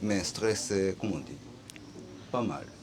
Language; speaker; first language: French; non-native, learner; Japanese